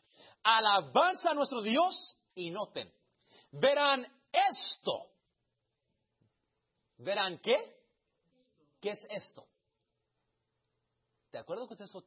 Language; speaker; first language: Spanish; early bilingual, heritage; Spanish